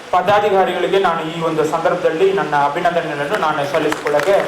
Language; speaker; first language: Kannada; non-native, local second language; Tamil